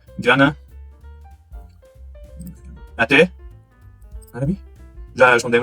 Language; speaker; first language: Portuguese; non-native, fluent; French